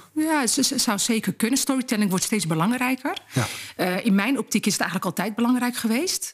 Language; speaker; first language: Dutch; early bilingual, other home language; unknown